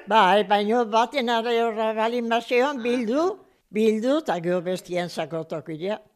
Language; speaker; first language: Basque; native; Basque